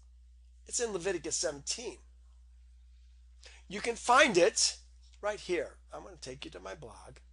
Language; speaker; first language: English; native; English